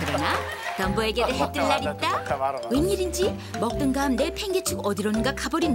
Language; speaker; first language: Korean; native; Korean